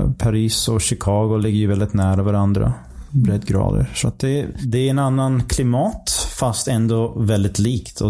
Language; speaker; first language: Swedish; non-native, fluent; English